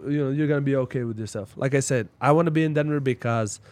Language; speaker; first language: English; non-native, fluent; Slovenian